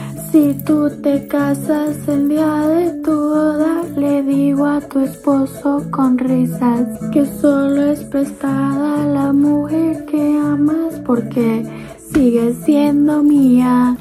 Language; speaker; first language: Spanish; early bilingual, heritage; Spanish